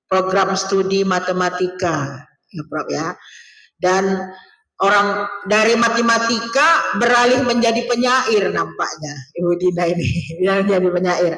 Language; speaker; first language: Indonesian; native; Indonesian